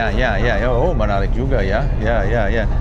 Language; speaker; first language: Indonesian; non-native, fluent; English